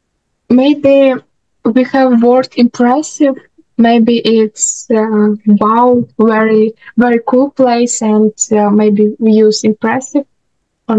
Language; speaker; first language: English; non-native, learner; Russian